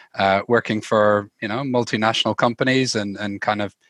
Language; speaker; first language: English; native; English